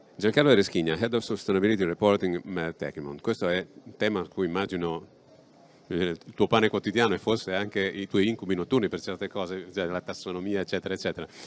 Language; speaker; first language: Italian; native; Italian